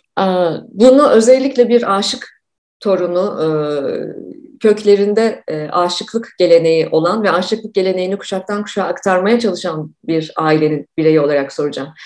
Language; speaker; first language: Turkish; native; Turkish